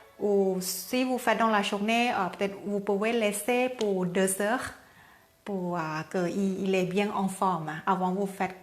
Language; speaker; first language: French; non-native, learner; Thai